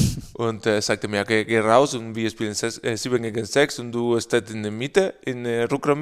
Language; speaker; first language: German; non-native, learner; Spanish